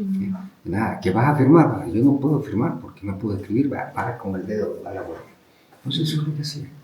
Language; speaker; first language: Spanish; native; Spanish